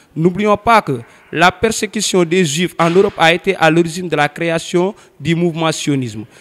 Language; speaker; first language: French; non-native, local second language; Wolof